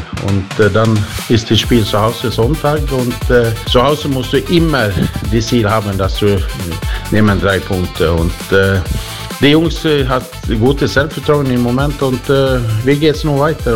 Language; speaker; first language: German; non-native, fluent; Swedish